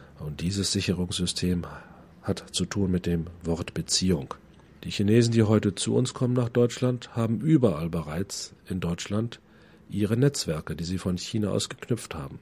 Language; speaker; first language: German; native; German